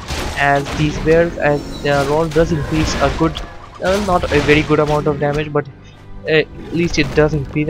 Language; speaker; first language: English; non-native, fluent; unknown